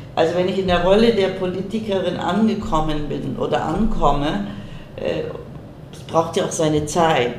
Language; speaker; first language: German; early bilingual, other home language; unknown